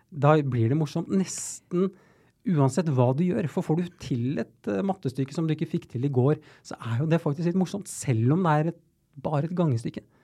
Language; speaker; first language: Norwegian; native; Norwegian